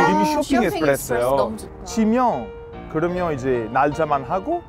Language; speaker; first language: Korean; non-native, fluent; Italian